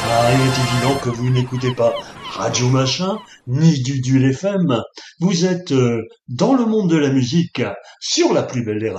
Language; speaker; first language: French; native; French